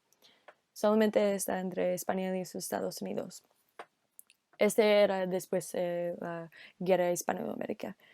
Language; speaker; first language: Spanish; non-native, learner; English